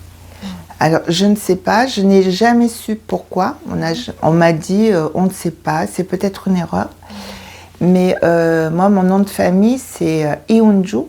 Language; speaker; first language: French; early bilingual, other home language; Korean